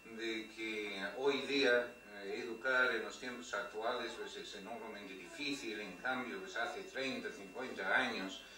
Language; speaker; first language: Spanish; non-native, fluent; English